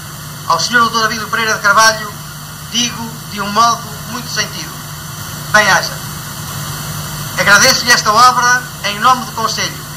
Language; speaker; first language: Portuguese; native; Portuguese